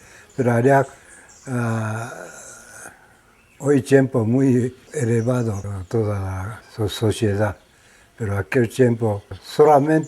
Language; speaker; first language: Spanish; non-native, learner; Japanese